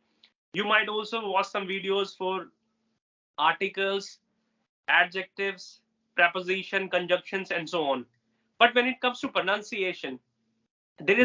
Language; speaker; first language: English; non-native, local second language; Hindi